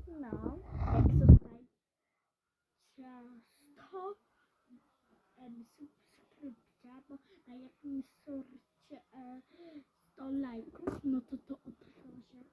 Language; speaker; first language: Polish; early bilingual, heritage; Polish